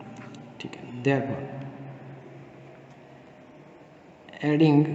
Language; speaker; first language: Hindi; native; Hindi